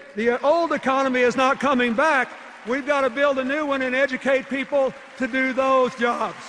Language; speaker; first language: English; native; English